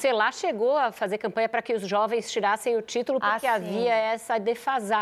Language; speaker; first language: Portuguese; native; Portuguese